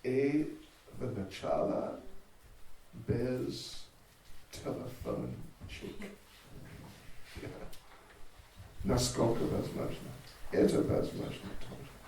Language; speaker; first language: Russian; non-native, learner; English